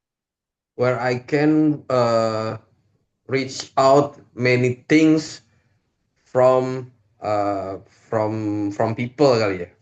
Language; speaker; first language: English; non-native, learner; Indonesian